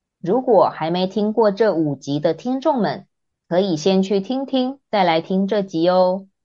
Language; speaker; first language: Chinese; native; Chinese